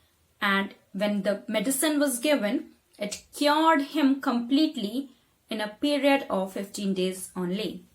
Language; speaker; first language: English; non-native, local second language; Hindi